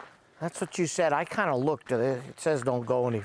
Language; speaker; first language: English; native; English